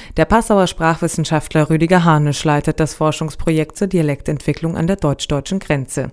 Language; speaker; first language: German; native; German